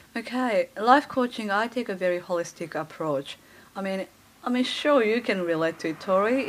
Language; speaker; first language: English; early bilingual, other home language; Japanese